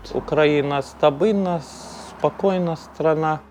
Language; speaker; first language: Ukrainian; non-native, learner; Arabic